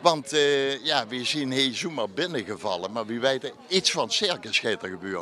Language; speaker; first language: Dutch; native; Dutch